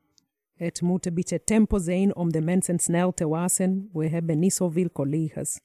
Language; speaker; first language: Dutch; non-native, fluent; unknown